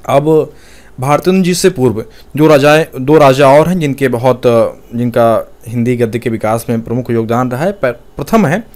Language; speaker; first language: Hindi; native; Hindi